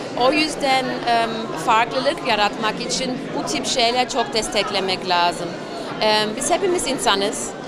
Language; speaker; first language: Turkish; early bilingual, heritage; Turkish